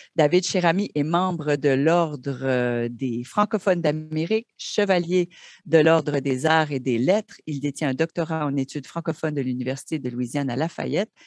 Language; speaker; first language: French; native; French